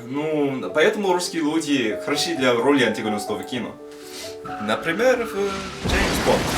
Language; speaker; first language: Russian; non-native, learner; English